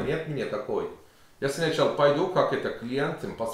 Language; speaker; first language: Russian; non-native, learner; Turkish